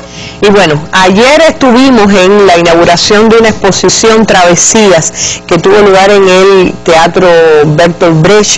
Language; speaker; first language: Spanish; native; Spanish